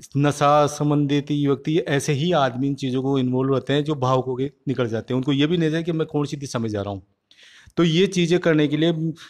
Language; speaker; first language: Hindi; native; Hindi